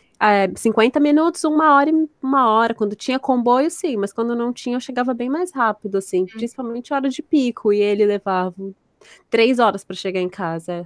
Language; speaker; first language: Portuguese; native; Portuguese